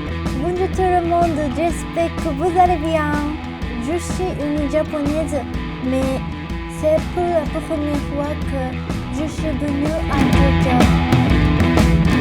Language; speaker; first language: French; non-native, learner; Japanese